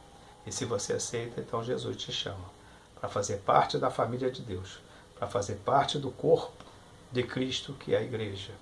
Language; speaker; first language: Portuguese; native; Portuguese